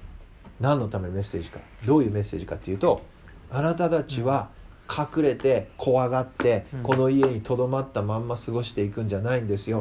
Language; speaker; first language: Japanese; native; Japanese